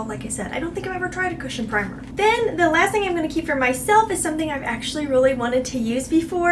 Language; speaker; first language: English; native; English